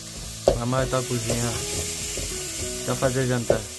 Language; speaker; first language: Vietnamese; non-native, learner; Portuguese